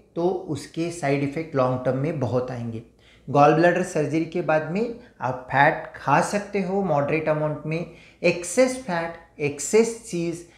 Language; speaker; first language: Hindi; non-native, local second language; Marathi